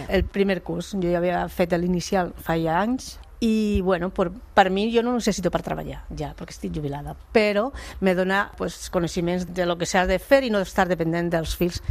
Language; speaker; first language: Catalan; non-native, local second language; Spanish